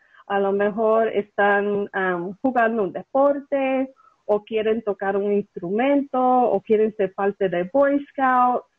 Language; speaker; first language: Spanish; early bilingual, heritage; Spanish